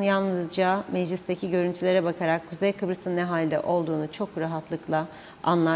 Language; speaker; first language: Turkish; native; Turkish